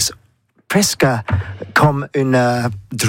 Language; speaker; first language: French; non-native, learner; English